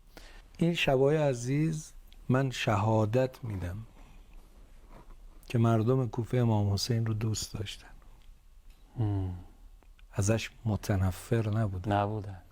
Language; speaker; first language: Persian; native; Persian